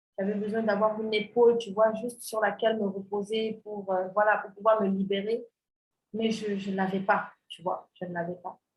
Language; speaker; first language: French; non-native, local second language; Wolof